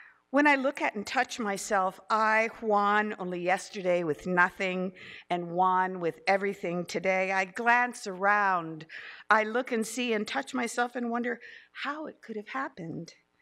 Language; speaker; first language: English; early bilingual, other home language; Spanish